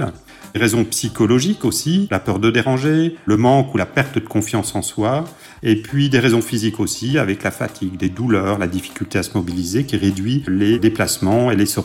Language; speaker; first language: French; native; French